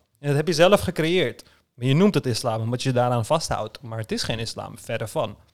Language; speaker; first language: Dutch; early bilingual, other home language; Turkish